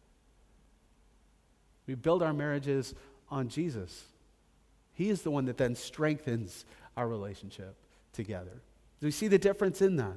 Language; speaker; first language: English; native; English